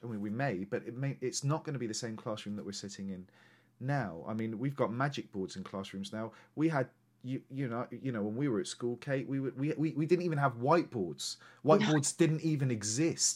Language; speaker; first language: English; native; English